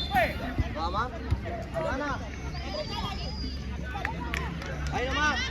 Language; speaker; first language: Spanish; native; Spanish